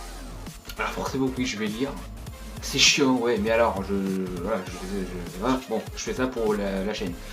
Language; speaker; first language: French; native; French